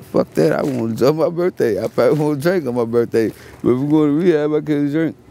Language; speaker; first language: English; native; English